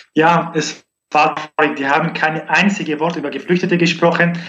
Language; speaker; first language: German; non-native, learner; Arabic